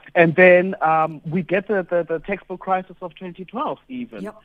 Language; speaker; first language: English; non-native, local second language; Xhosa